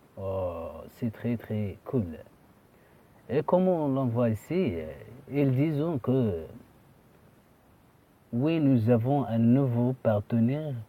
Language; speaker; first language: French; non-native, fluent; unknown